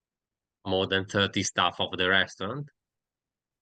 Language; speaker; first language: English; non-native, learner; Italian